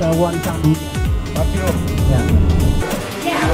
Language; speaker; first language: Indonesian; non-native, learner; Vietnamese